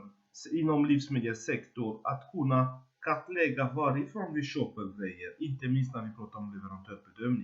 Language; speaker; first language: Swedish; non-native, fluent; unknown